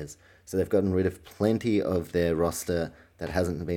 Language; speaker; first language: English; native; English